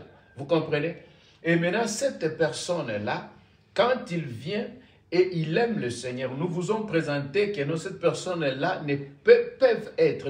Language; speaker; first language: French; non-native, local second language; Lingala